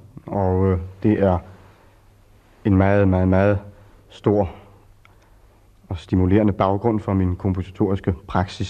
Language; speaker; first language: Danish; early bilingual, other home language; Polish